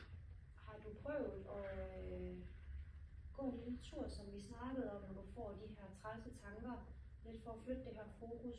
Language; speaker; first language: Danish; native; Danish